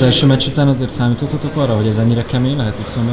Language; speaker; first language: Hungarian; native; Hungarian